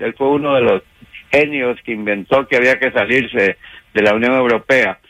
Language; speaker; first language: Spanish; native; Spanish